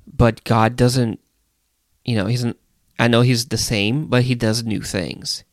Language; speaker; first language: English; non-native, fluent; Portuguese